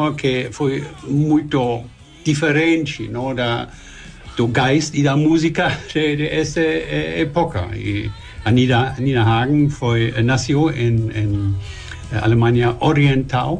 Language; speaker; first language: Portuguese; non-native, learner; German